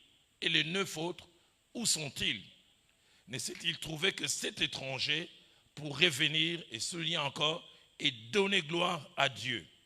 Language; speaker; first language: French; non-native, local second language; Lingala